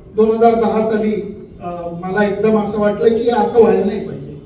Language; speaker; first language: Marathi; native; Marathi